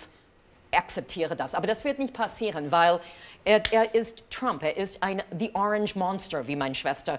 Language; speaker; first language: German; non-native, fluent; English